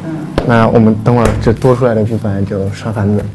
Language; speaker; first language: Chinese; native; Chinese